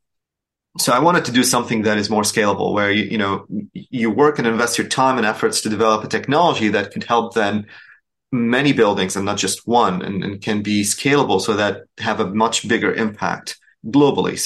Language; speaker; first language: English; non-native, fluent; Arabic